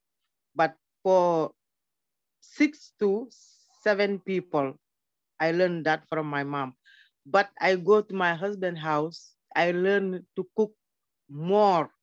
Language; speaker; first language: English; non-native, learner; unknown